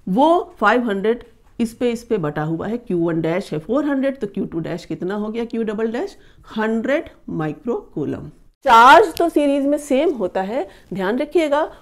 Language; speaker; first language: Hindi; native; Hindi